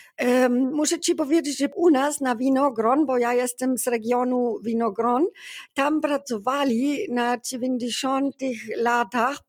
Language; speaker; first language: Polish; non-native, learner; German